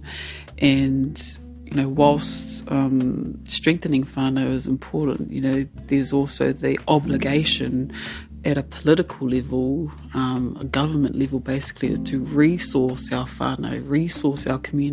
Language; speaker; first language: English; non-native, local second language; Māori